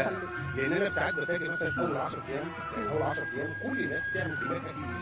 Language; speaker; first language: Arabic; native; Arabic